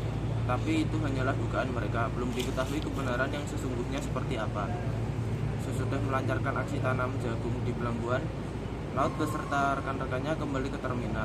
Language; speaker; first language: Indonesian; native; Indonesian